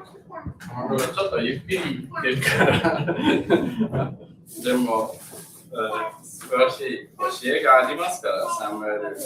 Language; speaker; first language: Japanese; non-native, learner; English